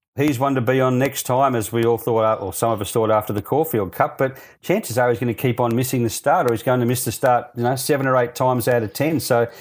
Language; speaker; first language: English; native; English